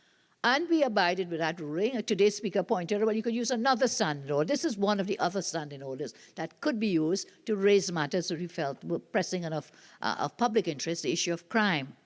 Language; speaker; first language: English; native; English